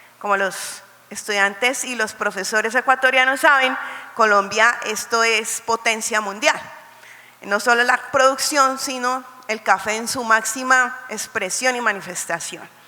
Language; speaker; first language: Spanish; native; Spanish